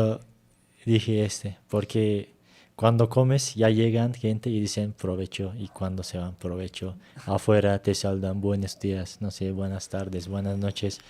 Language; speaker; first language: Spanish; non-native, learner; Turkish